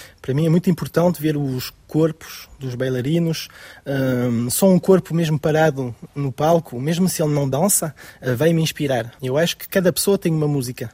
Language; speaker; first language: Portuguese; early bilingual, heritage; Portuguese